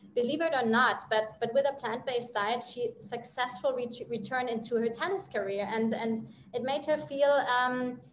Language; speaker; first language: English; non-native, fluent; German